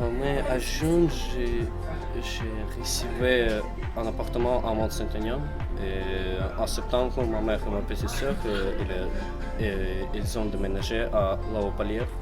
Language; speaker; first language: French; non-native, learner; Ukrainian